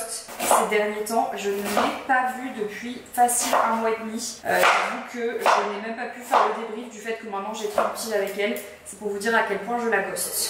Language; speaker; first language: French; native; French